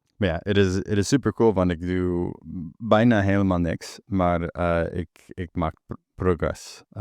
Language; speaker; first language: Dutch; non-native, learner; English